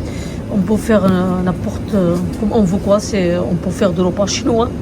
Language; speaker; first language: French; non-native, learner; Arabic